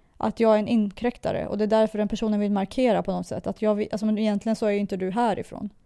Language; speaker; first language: Swedish; early bilingual, other home language; Persian